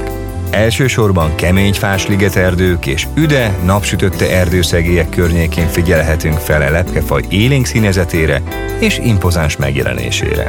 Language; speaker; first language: Hungarian; native; Hungarian